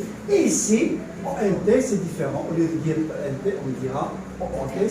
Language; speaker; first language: French; non-native, local second language; Arabic